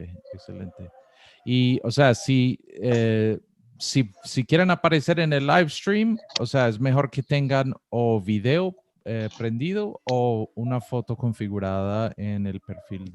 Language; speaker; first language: Spanish; non-native, fluent; English